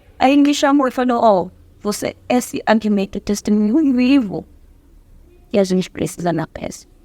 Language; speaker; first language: Portuguese; non-native, fluent; Zulu